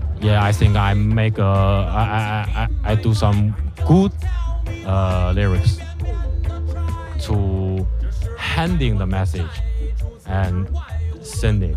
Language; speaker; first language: English; non-native, learner; Chinese